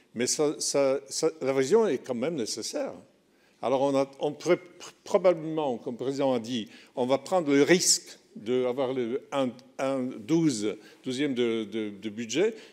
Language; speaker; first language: French; non-native, fluent; Polish